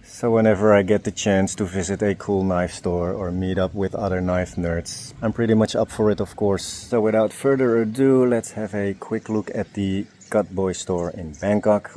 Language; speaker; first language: English; non-native, fluent; Dutch